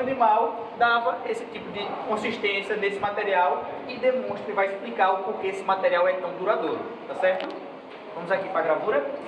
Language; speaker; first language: Portuguese; native; Portuguese